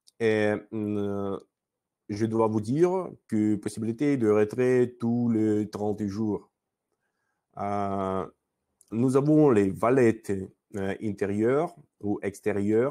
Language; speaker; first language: French; non-native, learner; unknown